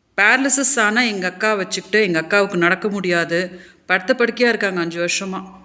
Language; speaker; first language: Tamil; native; Tamil